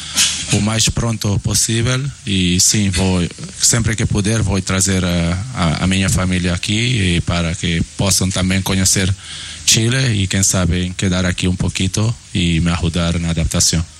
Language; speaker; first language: Spanish; non-native, learner; Portuguese